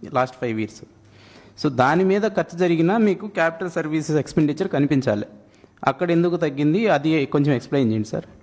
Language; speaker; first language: Telugu; native; Telugu